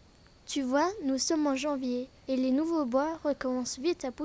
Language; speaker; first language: French; native; French